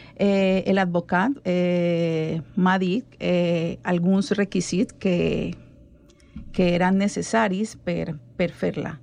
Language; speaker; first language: Catalan; non-native, learner; Spanish